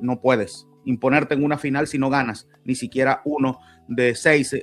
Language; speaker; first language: Spanish; native; Spanish